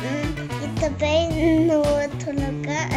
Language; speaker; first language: Portuguese; early bilingual, heritage; Portuguese